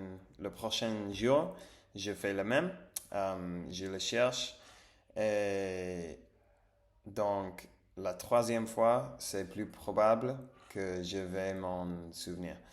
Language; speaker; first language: French; non-native, learner; English